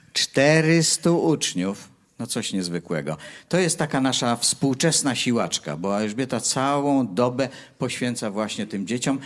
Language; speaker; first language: Polish; native; Polish